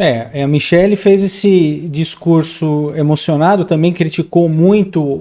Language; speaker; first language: Portuguese; native; Portuguese